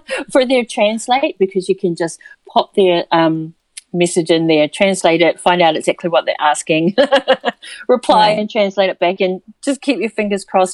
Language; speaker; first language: English; native; English